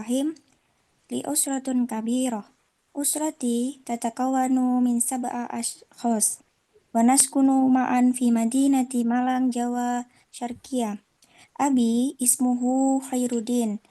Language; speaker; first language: Arabic; non-native, learner; Indonesian